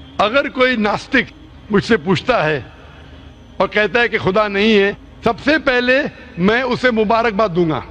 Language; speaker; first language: Urdu; non-native, local second language; Konkani